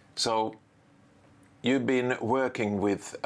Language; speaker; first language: English; non-native, fluent; Finnish